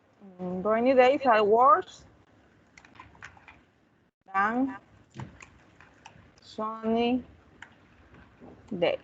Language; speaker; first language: English; non-native, learner; Spanish